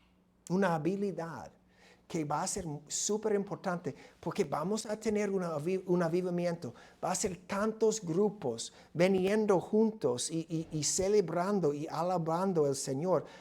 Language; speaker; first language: Spanish; non-native, fluent; English